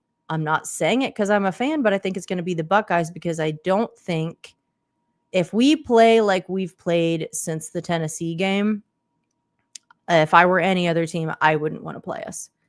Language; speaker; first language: English; native; English